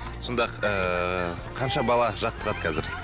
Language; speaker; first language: Kazakh; native; Kazakh